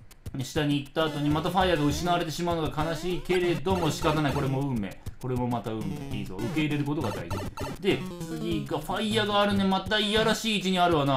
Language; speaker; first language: Japanese; native; Japanese